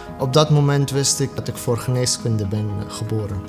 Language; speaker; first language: Dutch; non-native, learner; Arabic